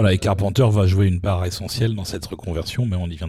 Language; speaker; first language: French; native; French